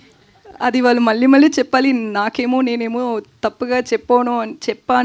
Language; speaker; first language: Telugu; non-native, learner; Tamil